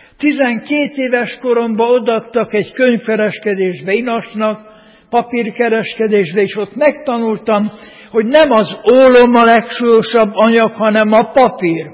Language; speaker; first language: Hungarian; native; Hungarian